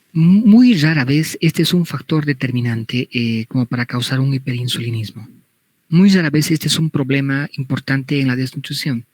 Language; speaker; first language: Spanish; native; Spanish